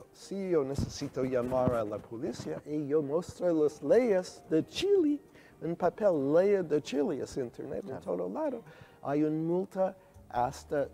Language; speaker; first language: Spanish; non-native, learner; English